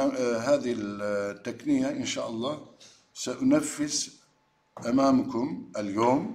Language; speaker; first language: Arabic; non-native, learner; Turkish